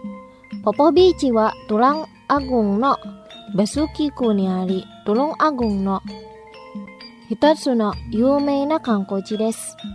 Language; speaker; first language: Japanese; non-native, fluent; Indonesian